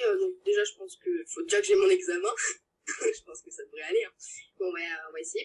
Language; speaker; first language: French; native; French